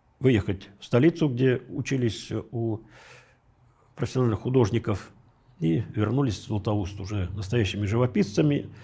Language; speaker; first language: Russian; native; Russian